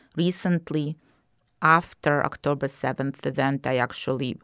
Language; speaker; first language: English; non-native, fluent; Russian